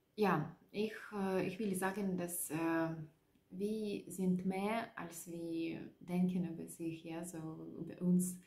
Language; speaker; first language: German; non-native, learner; Russian